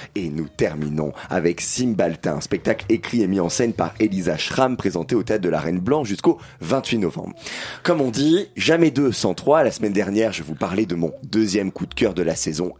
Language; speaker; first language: French; native; French